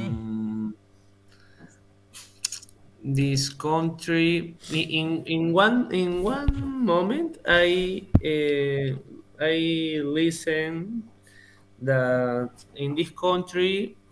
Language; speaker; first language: English; non-native, learner; Spanish